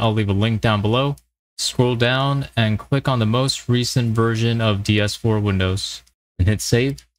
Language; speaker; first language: English; native; English